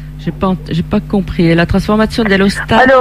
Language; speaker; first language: French; non-native, learner; Italian